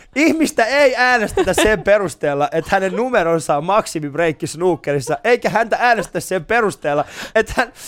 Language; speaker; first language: Finnish; early bilingual, other home language; Persian